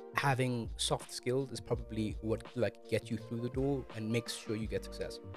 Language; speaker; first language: English; early bilingual, other home language; Amharic